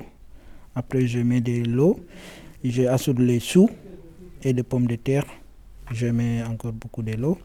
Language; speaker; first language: French; non-native, learner; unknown